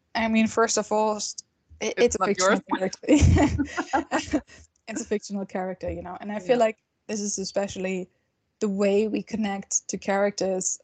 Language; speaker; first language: English; non-native, fluent; German